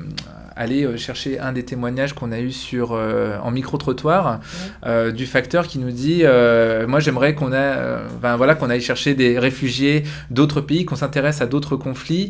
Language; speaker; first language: French; native; French